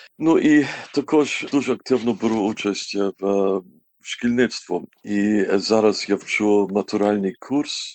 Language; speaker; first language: Ukrainian; early bilingual, heritage; Ukrainian